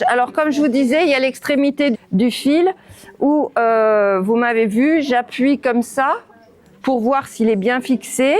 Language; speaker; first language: French; native; French